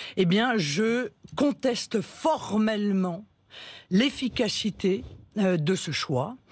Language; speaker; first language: French; native; French